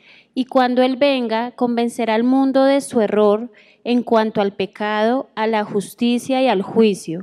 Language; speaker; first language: Spanish; native; Spanish